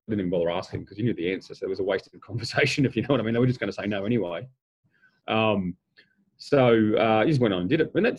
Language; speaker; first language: English; native; English